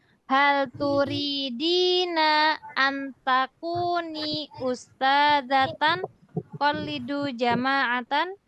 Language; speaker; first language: Arabic; non-native, fluent; Indonesian